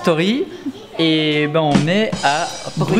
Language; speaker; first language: French; native; French